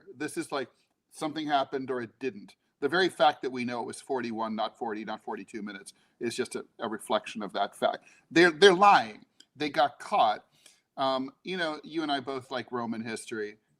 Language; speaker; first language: English; native; English